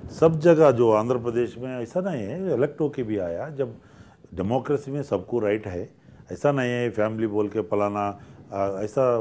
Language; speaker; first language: Hindi; non-native, local second language; Telugu